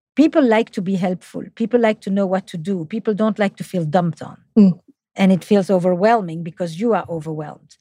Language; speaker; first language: English; non-native, fluent; French